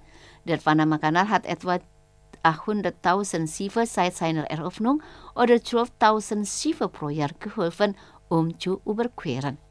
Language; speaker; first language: German; non-native, fluent; Indonesian